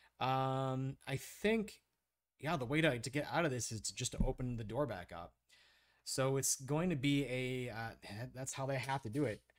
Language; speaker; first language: English; native; English